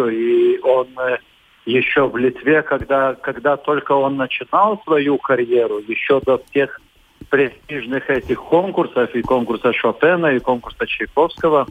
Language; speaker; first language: Russian; non-native, fluent; Lithuanian